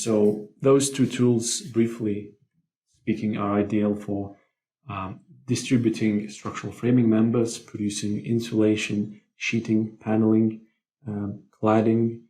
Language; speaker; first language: English; non-native, fluent; Lithuanian